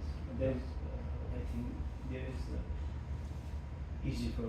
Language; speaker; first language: English; non-native, learner; Nepali